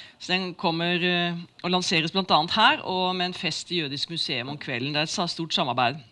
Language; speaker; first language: Norwegian; native; Norwegian